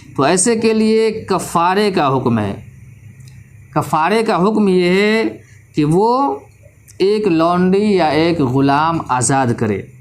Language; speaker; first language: Urdu; native; Urdu